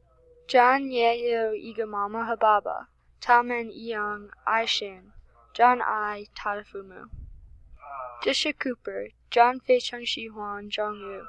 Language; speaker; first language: Chinese; non-native, learner; English